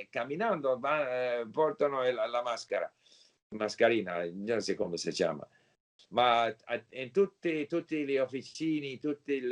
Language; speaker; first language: Italian; non-native, learner; English